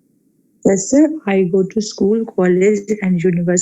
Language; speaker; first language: English; non-native, learner; Hindi